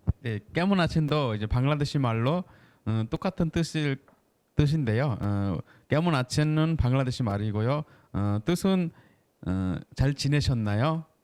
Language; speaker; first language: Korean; non-native, fluent; Bangla